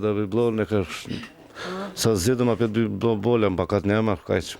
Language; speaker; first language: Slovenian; non-native, learner; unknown